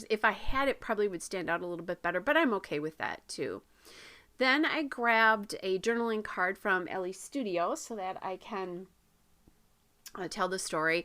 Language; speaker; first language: English; native; English